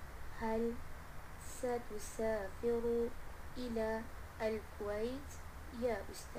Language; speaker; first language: Arabic; non-native, learner; Malay